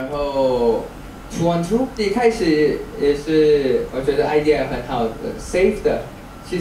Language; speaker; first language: Chinese; non-native, learner; Thai